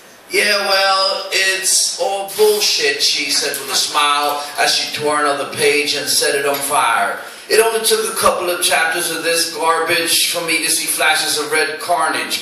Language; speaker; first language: English; non-native, fluent; Swedish